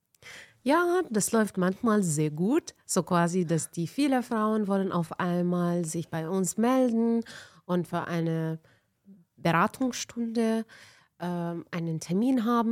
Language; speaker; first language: German; non-native, fluent; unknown